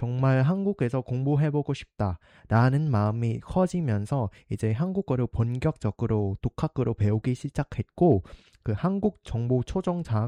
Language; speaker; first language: Korean; non-native, fluent; Vietnamese